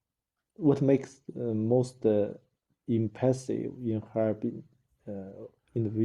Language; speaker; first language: English; non-native, learner; Chinese